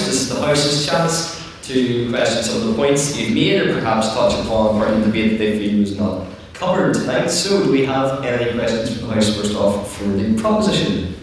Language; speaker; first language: English; native; English